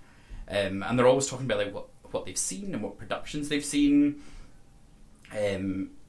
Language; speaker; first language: English; native; English